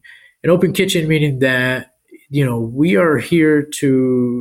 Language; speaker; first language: English; native; English